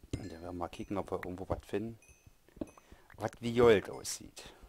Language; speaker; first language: German; native; German